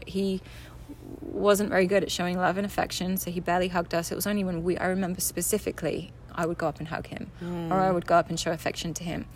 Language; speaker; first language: English; native; English